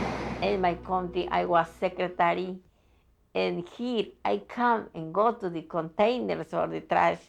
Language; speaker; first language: English; non-native, learner; Spanish